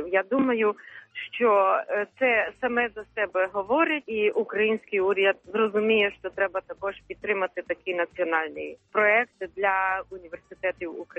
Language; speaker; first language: Ukrainian; early bilingual, heritage; Ukrainian